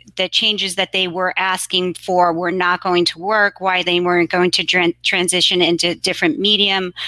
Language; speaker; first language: English; native; English